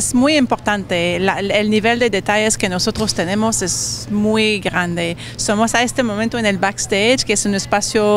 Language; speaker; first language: Spanish; non-native, learner; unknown